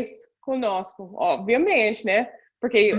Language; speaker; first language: Portuguese; non-native, fluent; English